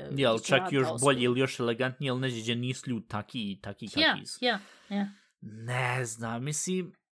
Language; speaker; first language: Bosnian; early bilingual, heritage; Bosnian